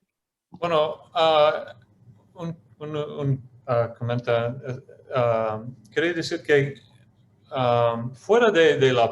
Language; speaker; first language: Spanish; non-native, fluent; English